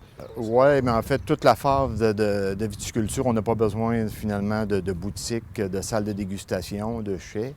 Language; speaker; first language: French; native; French